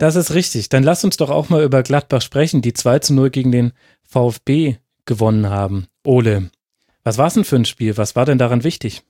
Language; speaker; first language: German; native; German